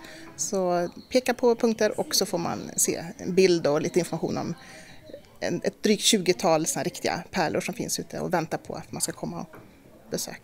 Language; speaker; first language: Swedish; native; Swedish